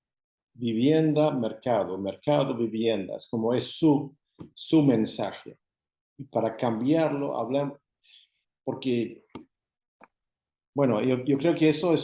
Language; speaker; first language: Spanish; non-native, fluent; Swedish